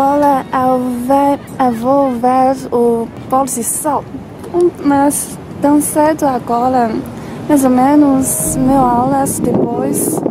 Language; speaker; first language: Portuguese; non-native, learner; Chinese